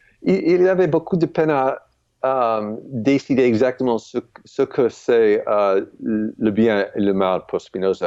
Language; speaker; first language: French; non-native, fluent; English